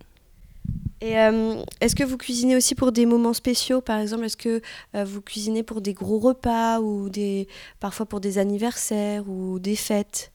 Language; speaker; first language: French; native; French